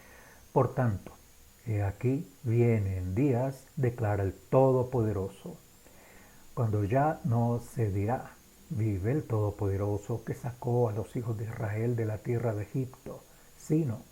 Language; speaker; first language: Spanish; native; Spanish